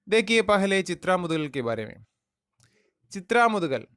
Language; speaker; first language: Hindi; non-native, local second language; Malayalam